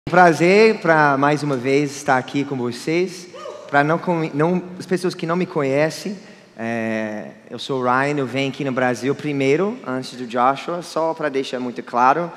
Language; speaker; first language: Portuguese; non-native, fluent; English